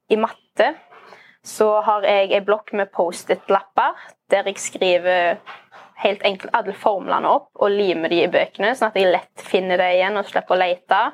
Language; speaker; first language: Norwegian; native; Norwegian